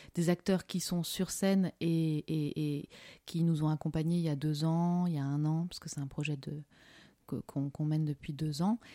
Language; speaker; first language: French; native; French